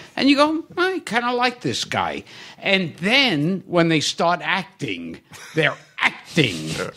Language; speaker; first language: English; native; English